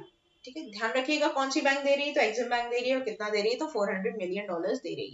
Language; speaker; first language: Hindi; native; Hindi